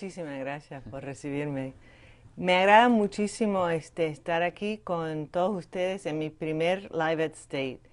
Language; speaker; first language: Spanish; non-native, fluent; English